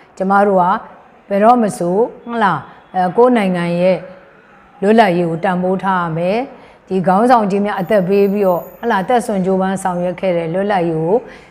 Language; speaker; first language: Burmese; native; Burmese